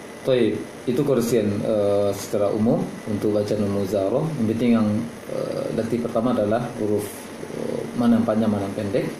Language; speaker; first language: Indonesian; native; Indonesian